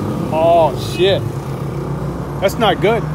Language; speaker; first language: English; native; English